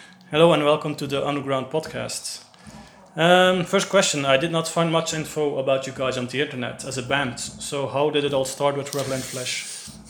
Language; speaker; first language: English; non-native, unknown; Dutch